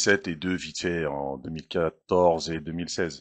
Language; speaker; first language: French; native; French